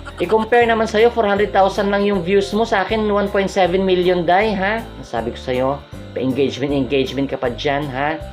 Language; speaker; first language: Filipino; non-native, local second language; Hiligaynon